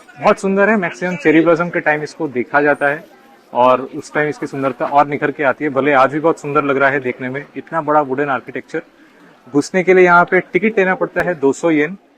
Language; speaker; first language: Hindi; non-native, local second language; Bangla